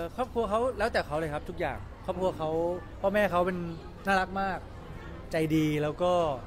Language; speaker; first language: Thai; native; Thai